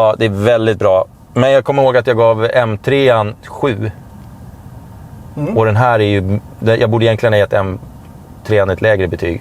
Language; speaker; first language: Swedish; native; Swedish